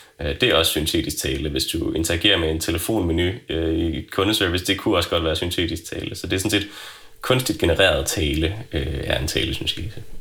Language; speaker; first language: Danish; native; Danish